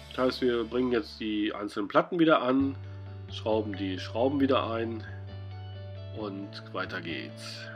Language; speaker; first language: German; native; German